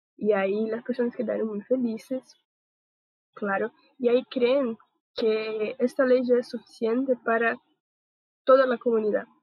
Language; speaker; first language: Spanish; non-native, learner; Portuguese